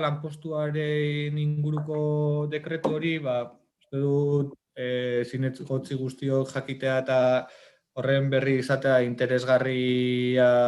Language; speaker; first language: Basque; native; Basque